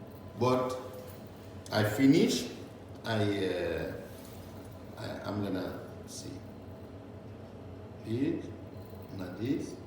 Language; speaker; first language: English; non-native, learner; Haitian Creole